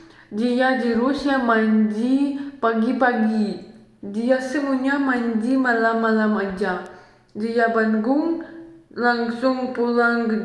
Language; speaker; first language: Indonesian; non-native, learner; Russian